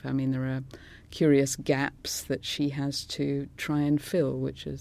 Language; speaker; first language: English; non-native, local second language; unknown